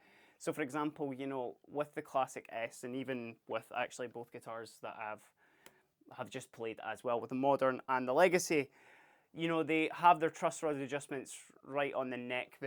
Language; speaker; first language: English; native; English